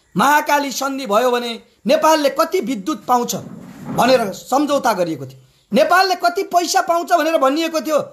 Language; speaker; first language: Nepali; native; Nepali